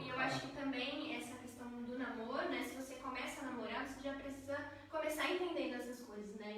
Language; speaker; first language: Portuguese; native; Portuguese